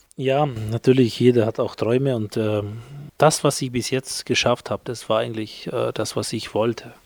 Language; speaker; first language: German; non-native, fluent; Albanian